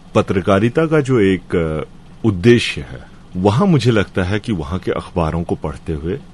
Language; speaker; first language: Hindi; native; Hindi